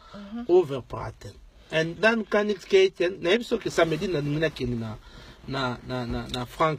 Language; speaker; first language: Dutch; non-native, learner; Lingala